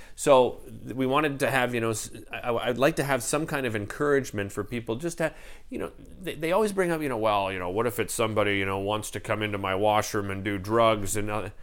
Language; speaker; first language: English; native; English